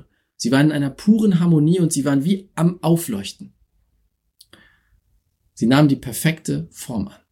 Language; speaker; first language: German; native; German